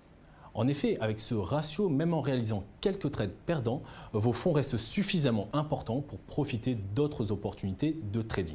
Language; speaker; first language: French; native; French